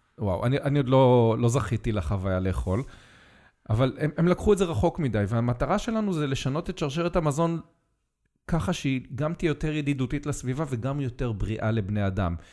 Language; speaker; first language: Hebrew; native; Hebrew